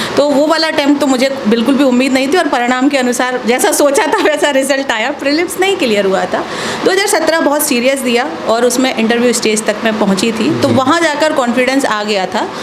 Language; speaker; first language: Hindi; native; Hindi